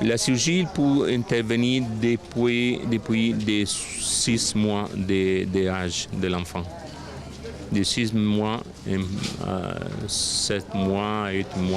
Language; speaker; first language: French; non-native, fluent; Italian